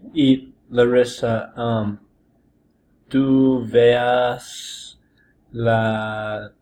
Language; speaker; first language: Spanish; non-native, learner; English